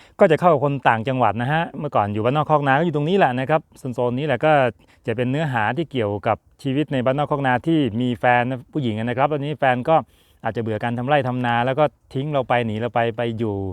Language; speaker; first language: Thai; native; Thai